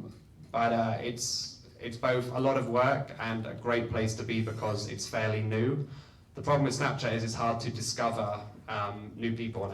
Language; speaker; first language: English; native; English